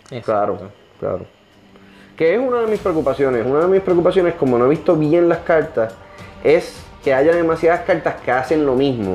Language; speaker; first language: Spanish; native; Spanish